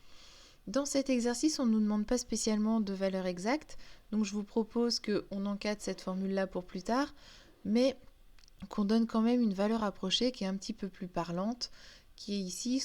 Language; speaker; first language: French; native; French